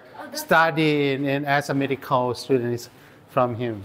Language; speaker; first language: English; non-native, learner; Thai